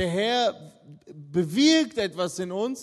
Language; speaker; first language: German; non-native, fluent; Russian